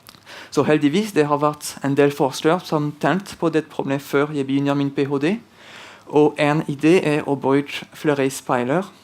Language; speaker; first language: Norwegian; non-native, fluent; French